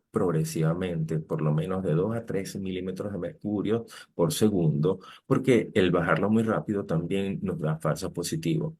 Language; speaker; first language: Spanish; native; Spanish